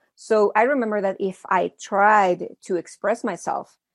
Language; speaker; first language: English; early bilingual, other home language; Spanish